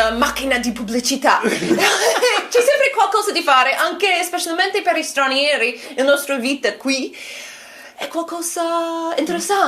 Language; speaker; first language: Italian; non-native, learner; English